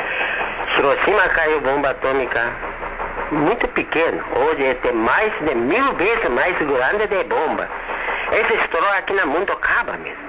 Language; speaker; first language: Portuguese; non-native, learner; Japanese